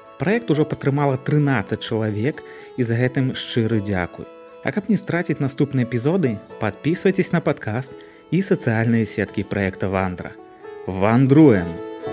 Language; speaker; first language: Belarusian; native; Belarusian